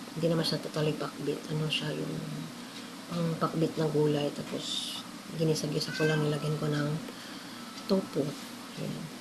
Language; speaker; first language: Filipino; non-native, local second language; Cebuano